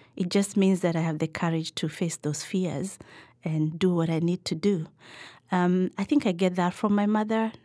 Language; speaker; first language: English; non-native, local second language; Kikuyu